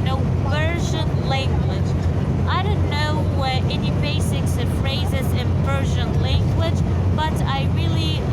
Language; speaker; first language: English; non-native, learner; Arabic